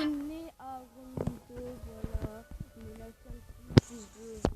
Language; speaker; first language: French; native; French